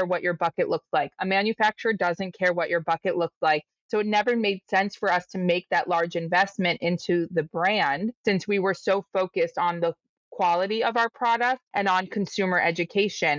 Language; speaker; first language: English; native; English